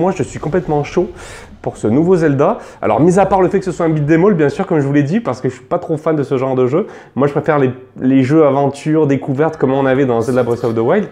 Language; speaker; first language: French; native; French